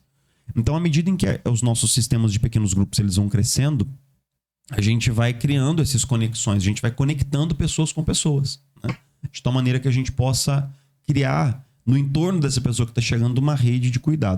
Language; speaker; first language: Portuguese; native; Portuguese